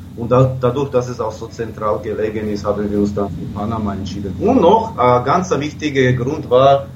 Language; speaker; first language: German; non-native, fluent; Slovak